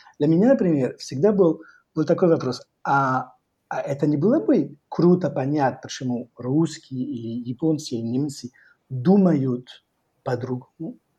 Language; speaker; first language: Russian; non-native, fluent; French